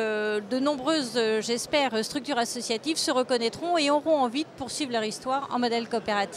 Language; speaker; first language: French; native; French